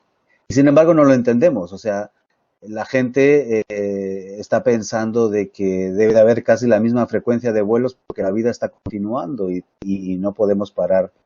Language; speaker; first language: Spanish; native; Spanish